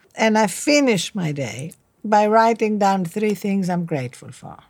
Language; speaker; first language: English; non-native, fluent; Greek